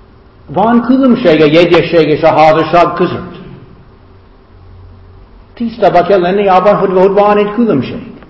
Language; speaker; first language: Hungarian; non-native, fluent; English